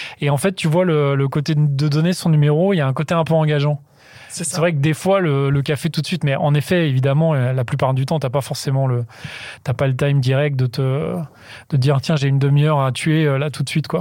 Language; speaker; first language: French; native; French